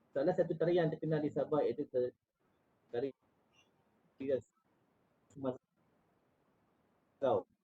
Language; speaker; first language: Malay; native; Malay